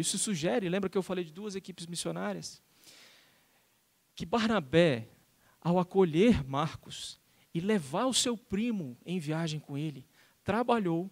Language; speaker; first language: Portuguese; native; Portuguese